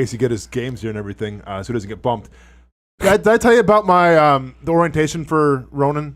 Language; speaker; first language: English; native; English